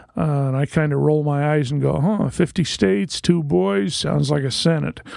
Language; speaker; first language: English; native; English